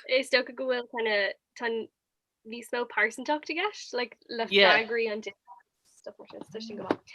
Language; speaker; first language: Irish; non-native, local second language; English